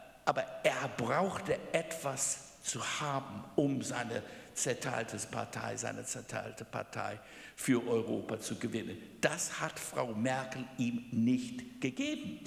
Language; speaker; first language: German; non-native, fluent; English